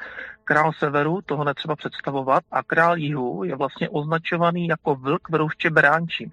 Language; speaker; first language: Czech; native; Czech